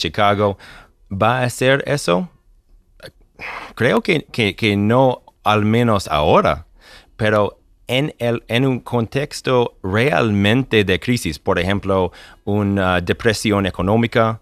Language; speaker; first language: Spanish; non-native, fluent; English